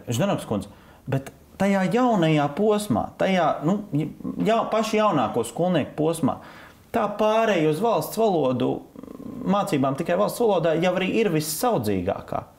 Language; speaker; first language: Latvian; native; Latvian